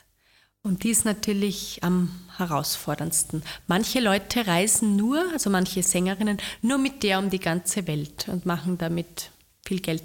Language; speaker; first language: German; native; German